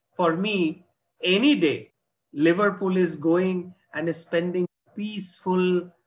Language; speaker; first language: English; non-native, local second language; Hindi